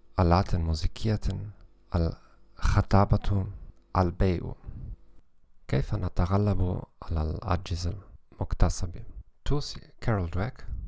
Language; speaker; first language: Arabic; non-native, learner; German